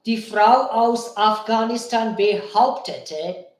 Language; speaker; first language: German; non-native, learner; Bangla